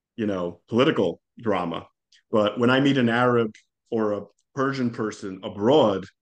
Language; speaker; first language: English; non-native, fluent; Hebrew